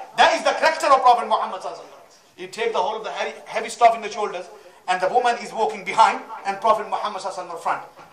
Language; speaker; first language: English; non-native, local second language; Urdu